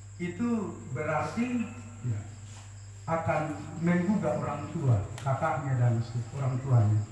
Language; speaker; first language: Indonesian; non-native, local second language; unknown